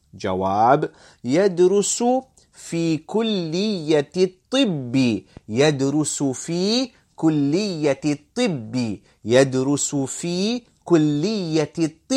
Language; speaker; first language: Arabic; non-native, fluent; English